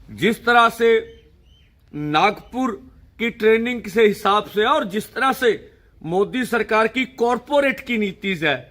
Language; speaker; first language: Hindi; non-native, local second language; Punjabi